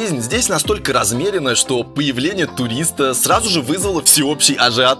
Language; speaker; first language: Russian; native; Russian